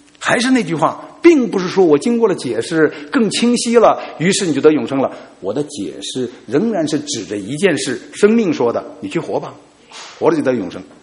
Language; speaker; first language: Chinese; native; Chinese